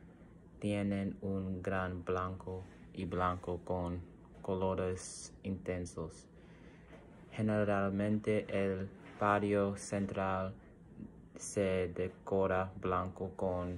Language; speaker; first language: Spanish; non-native, learner; English